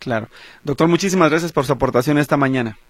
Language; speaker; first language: Spanish; native; Spanish